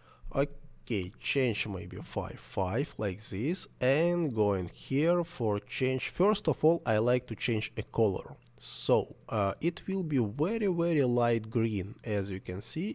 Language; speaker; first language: English; non-native, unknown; Russian